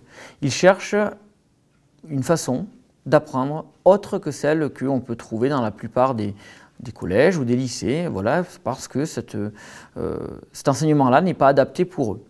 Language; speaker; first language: French; native; French